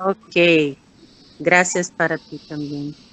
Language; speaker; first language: Spanish; non-native, fluent; Portuguese